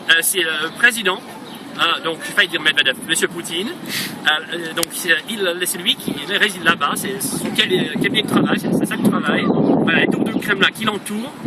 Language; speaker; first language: French; non-native, fluent; Russian